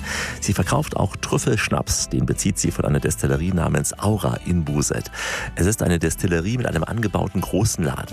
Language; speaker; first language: German; native; German